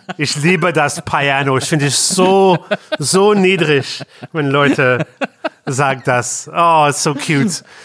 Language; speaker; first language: German; non-native, learner; English